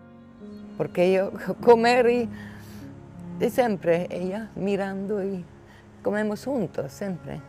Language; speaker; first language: Spanish; non-native, learner; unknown